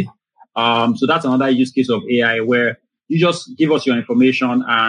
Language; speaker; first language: English; non-native, local second language; Yoruba